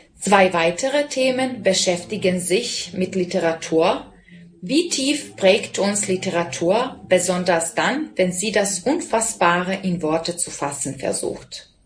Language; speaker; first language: German; non-native, fluent; Serbian